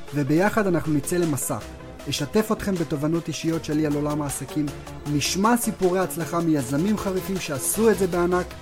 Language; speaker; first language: Hebrew; early bilingual, other home language; Georgian